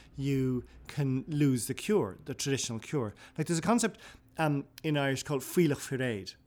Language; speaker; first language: English; non-native, local second language; Irish